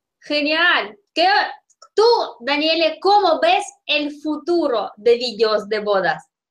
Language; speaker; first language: Spanish; non-native, fluent; Russian